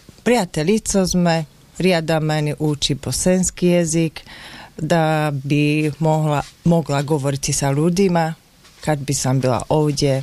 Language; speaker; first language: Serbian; non-native, learner; Slovak